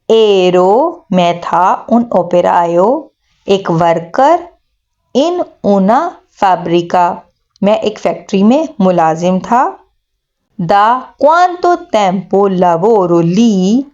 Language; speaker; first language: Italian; non-native, fluent; Urdu